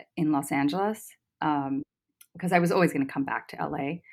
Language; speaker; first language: English; native; English